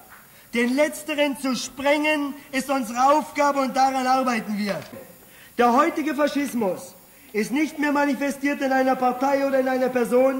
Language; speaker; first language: German; native; German